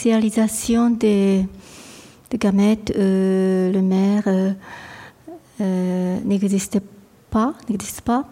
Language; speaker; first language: French; non-native, fluent; Japanese